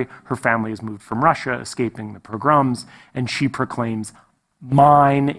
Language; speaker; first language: English; native; English